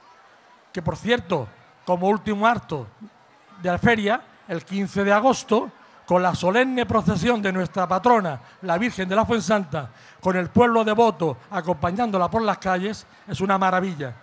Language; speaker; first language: Spanish; native; Spanish